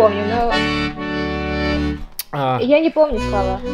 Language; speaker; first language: Russian; non-native, learner; Armenian